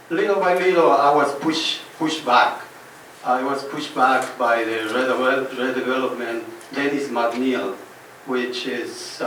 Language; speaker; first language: English; non-native, fluent; Spanish